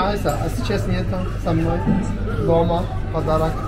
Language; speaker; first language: Russian; non-native, learner; Turkish